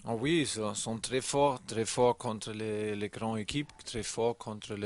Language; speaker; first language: French; non-native, learner; German